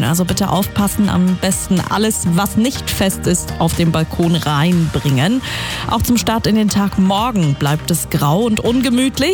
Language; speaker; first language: German; native; German